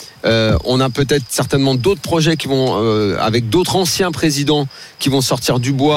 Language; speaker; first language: French; native; French